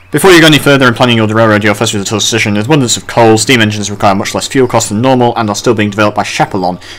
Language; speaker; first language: English; native; English